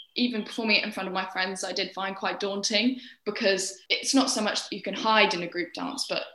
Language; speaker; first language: English; native; English